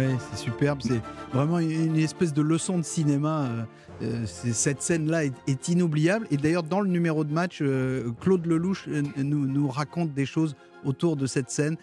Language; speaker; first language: French; native; French